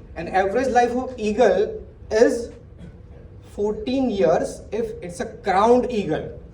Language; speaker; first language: English; non-native, local second language; Gujarati